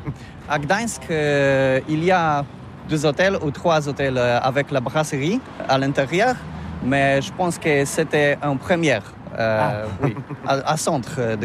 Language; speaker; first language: French; non-native, learner; Polish